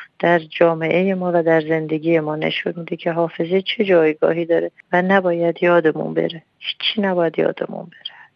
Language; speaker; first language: Persian; non-native, local second language; Armenian